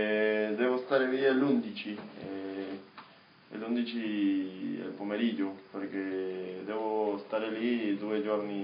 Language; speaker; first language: Italian; non-native, learner; Spanish